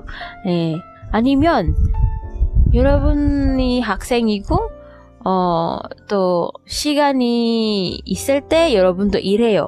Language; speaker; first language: Korean; non-native, fluent; Indonesian